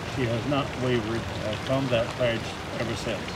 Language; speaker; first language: English; native; English